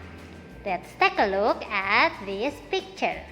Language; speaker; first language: English; non-native, fluent; Indonesian